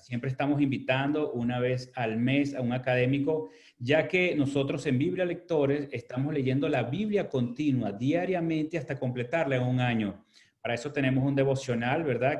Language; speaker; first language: Spanish; native; Spanish